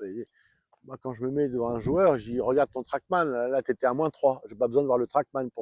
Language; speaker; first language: French; native; French